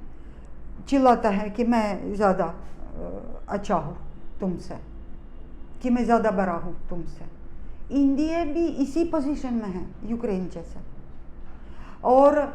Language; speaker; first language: Hindi; non-native, fluent; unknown